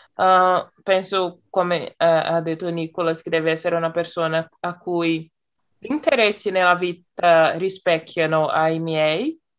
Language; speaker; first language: Italian; non-native, fluent; Portuguese